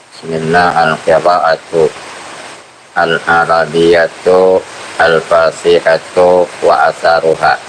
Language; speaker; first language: Arabic; non-native, learner; Indonesian